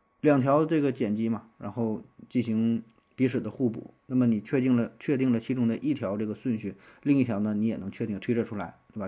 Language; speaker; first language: Chinese; native; Chinese